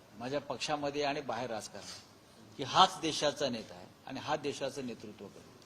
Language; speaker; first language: Marathi; native; Marathi